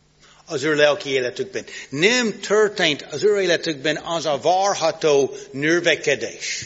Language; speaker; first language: Hungarian; non-native, learner; English